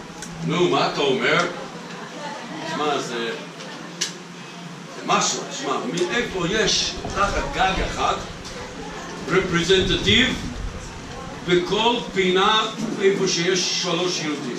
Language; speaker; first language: Hebrew; non-native, fluent; English